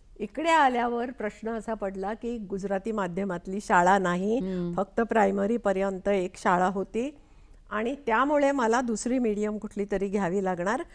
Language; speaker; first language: Marathi; non-native, local second language; Konkani